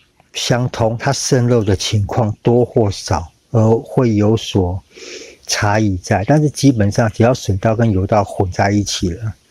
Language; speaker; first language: Chinese; native; Chinese